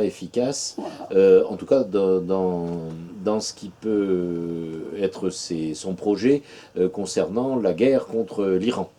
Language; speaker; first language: French; native; French